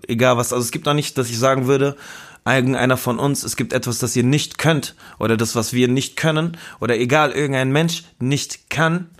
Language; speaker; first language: German; early bilingual, other home language; Spanish